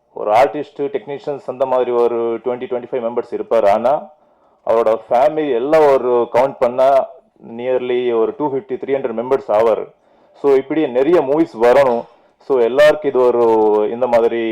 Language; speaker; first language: Tamil; non-native, fluent; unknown